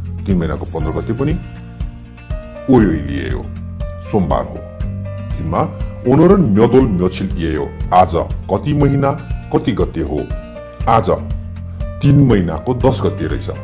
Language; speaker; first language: Korean; non-native, fluent; Nepali